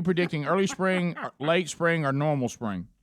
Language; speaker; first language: English; native; English